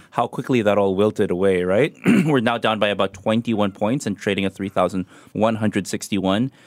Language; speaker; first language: English; non-native, local second language; Filipino